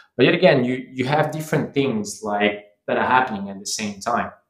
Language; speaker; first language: English; non-native, fluent; French